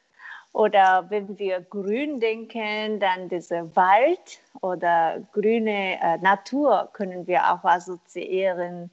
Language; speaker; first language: German; non-native, learner; Korean